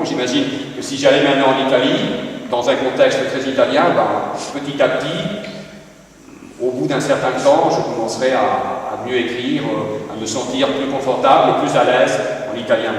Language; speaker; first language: French; non-native, fluent; Spanish